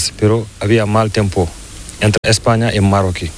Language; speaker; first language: Spanish; non-native, learner; Fula